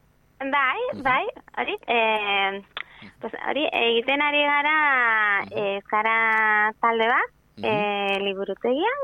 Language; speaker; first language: Basque; non-native, learner; Spanish